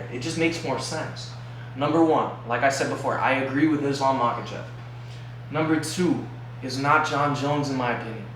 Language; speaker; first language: English; native; English